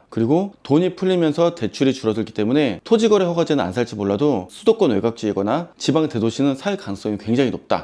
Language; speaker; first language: Korean; native; Korean